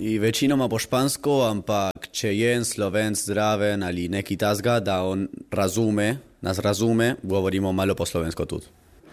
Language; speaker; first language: Slovenian; early bilingual, heritage; Spanish